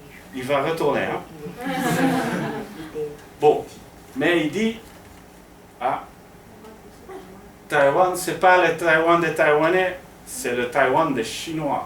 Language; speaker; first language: French; non-native, fluent; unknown